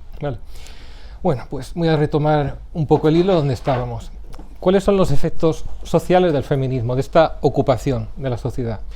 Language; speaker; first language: Spanish; native; Spanish